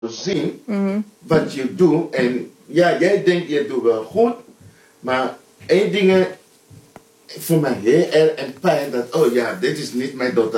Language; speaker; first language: Dutch; non-native, learner; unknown